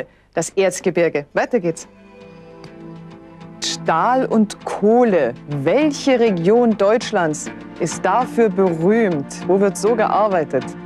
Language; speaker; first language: German; native; German